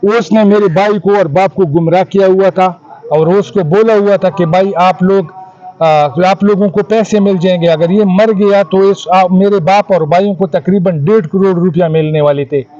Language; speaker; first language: Urdu; non-native, local second language; Pashto